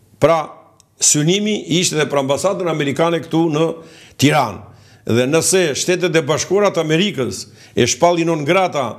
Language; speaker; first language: Albanian; native; Albanian